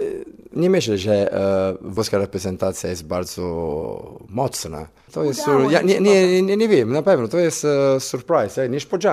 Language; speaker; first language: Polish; non-native, learner; Italian